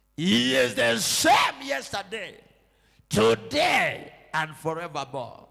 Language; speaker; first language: English; non-native, local second language; Swahili